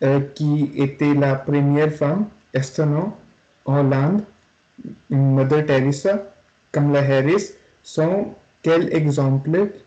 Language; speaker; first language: French; non-native, learner; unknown